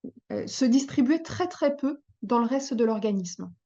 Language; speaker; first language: French; native; French